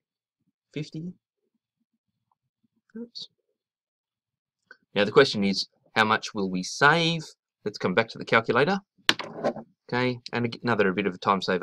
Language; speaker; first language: English; native; English